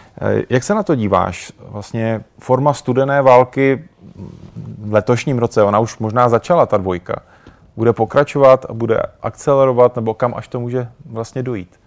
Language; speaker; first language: Czech; native; Czech